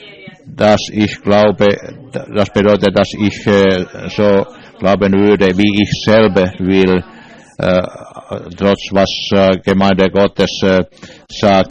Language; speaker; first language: German; non-native, learner; English